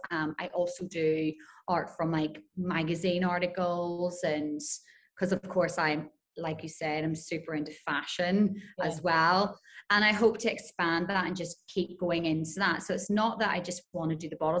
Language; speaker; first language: English; native; English